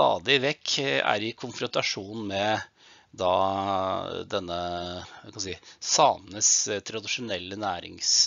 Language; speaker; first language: Norwegian; native; Norwegian